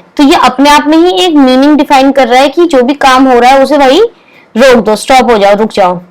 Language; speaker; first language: Hindi; native; Hindi